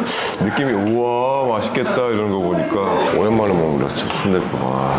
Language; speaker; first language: Korean; native; Korean